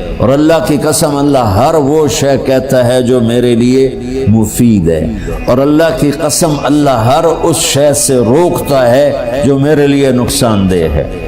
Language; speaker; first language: Urdu; non-native, local second language; Punjabi